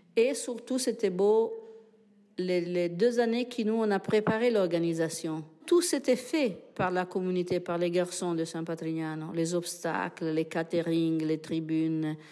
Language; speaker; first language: French; non-native, fluent; Italian